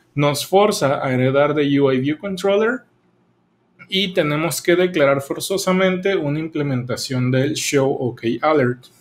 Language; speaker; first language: Spanish; native; Spanish